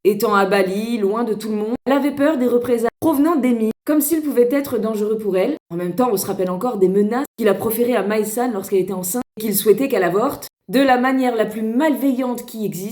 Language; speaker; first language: French; native; French